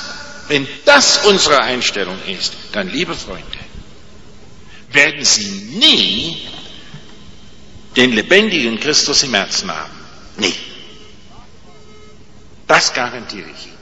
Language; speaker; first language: German; non-native, fluent; English